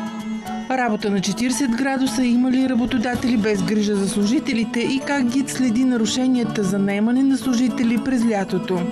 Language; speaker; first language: Bulgarian; native; Bulgarian